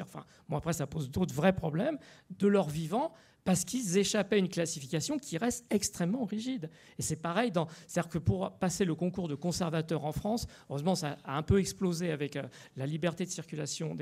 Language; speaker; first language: French; native; French